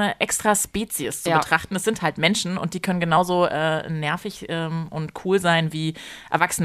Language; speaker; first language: German; native; German